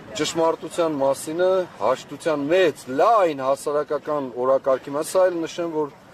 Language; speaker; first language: Armenian; native; Armenian